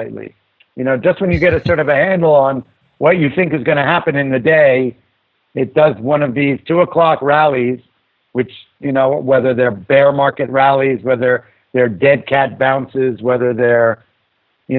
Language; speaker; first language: English; native; English